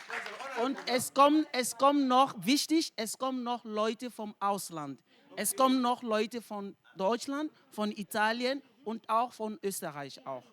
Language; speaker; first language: German; non-native, fluent; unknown